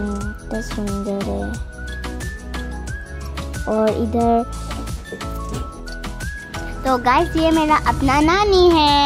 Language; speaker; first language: Hindi; non-native, local second language; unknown